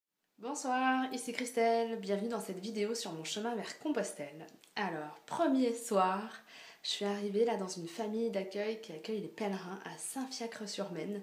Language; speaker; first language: French; native; French